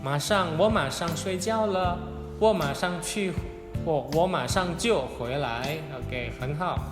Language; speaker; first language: Chinese; non-native, fluent; Indonesian